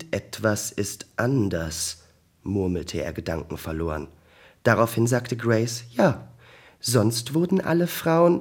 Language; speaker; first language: German; native; German